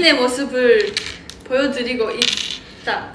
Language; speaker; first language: Korean; non-native, fluent; Japanese